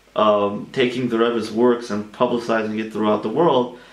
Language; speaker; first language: English; native; English